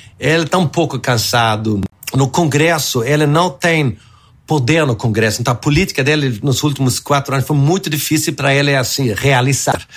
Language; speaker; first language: Portuguese; non-native, fluent; Swedish